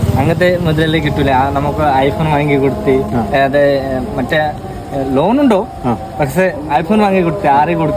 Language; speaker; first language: Malayalam; non-native, learner; Bangla